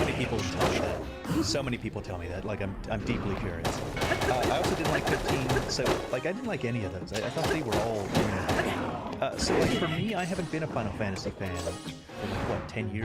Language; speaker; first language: English; native; English